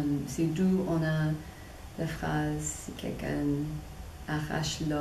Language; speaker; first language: French; non-native, fluent; English